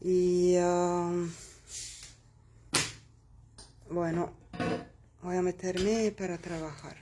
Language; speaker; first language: Spanish; non-native, local second language; Arabic